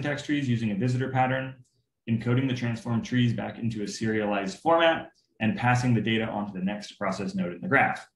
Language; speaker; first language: English; native; English